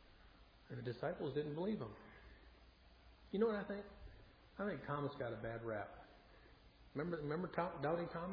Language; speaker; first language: English; native; English